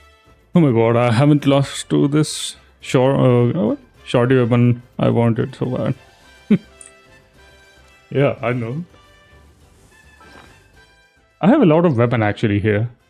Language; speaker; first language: English; non-native, local second language; Hindi